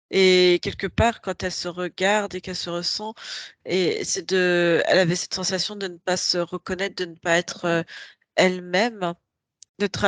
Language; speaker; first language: French; native; French